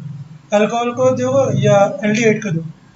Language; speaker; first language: Hindi; non-native, local second language; Bangla